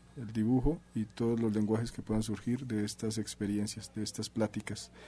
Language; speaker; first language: Spanish; native; Spanish